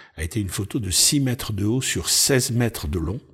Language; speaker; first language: French; native; French